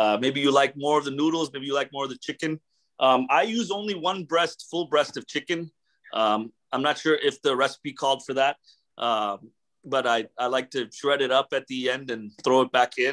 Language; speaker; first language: English; native; English